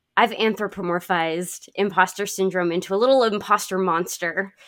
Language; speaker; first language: English; native; English